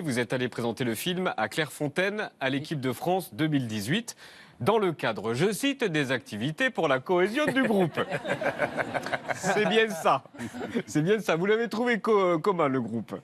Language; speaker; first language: French; native; French